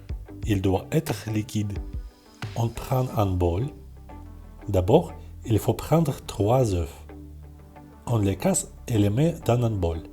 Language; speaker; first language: French; non-native, fluent; Russian